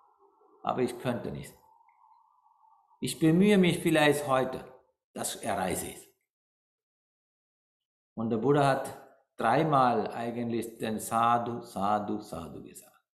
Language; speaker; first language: German; non-native, learner; Sinhala